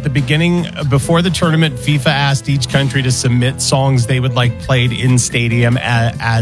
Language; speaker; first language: English; native; English